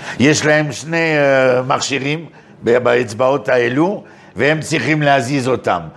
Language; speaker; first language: Hebrew; non-native, fluent; French